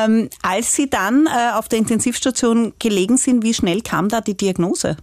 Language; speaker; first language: German; native; German